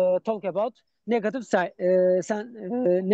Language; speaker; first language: English; non-native, learner; Turkish